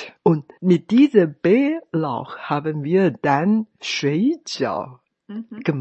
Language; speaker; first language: German; non-native, fluent; Chinese